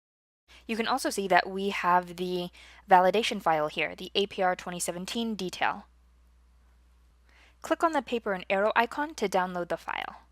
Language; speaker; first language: English; native; English